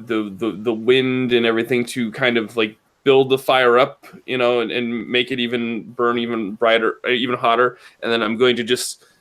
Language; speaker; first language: English; native; English